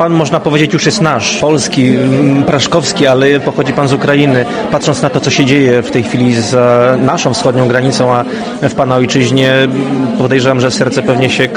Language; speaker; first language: Polish; native; Polish